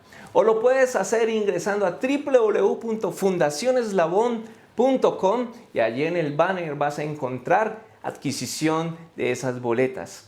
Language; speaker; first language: Spanish; native; Spanish